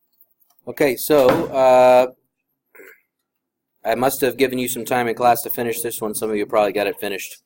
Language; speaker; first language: English; native; English